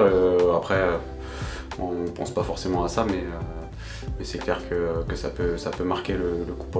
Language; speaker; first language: French; native; French